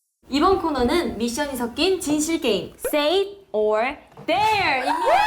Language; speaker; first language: Korean; native; Korean